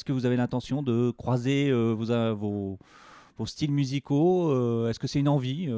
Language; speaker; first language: French; native; French